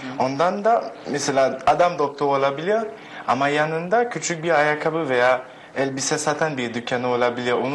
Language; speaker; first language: Turkish; non-native, fluent; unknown